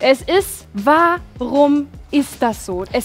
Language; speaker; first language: German; native; German